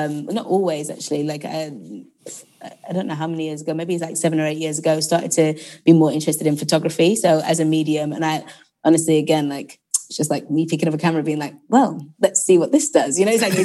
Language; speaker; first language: English; native; English